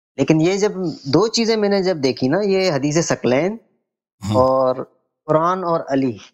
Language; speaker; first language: Urdu; native; Urdu